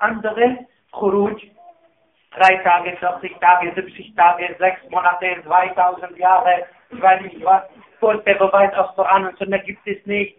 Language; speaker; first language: German; non-native, fluent; Arabic